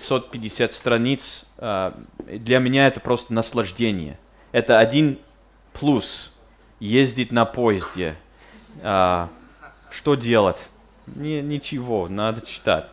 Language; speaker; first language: Russian; non-native, fluent; English